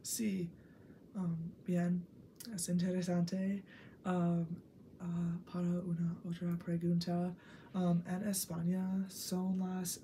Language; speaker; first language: Spanish; non-native, learner; English